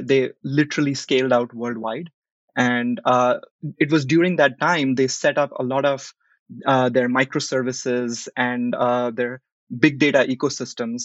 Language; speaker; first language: English; non-native, local second language; Hindi